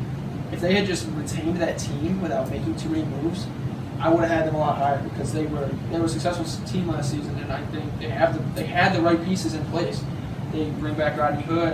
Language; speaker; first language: English; native; English